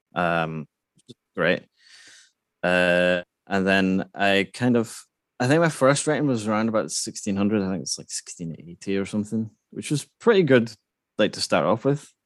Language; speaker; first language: English; native; English